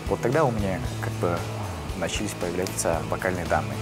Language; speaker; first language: Russian; non-native, local second language; Kyrgyz